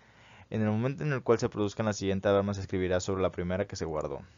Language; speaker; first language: Spanish; native; Spanish